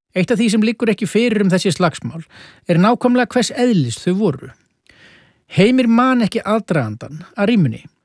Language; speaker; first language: Icelandic; native; Icelandic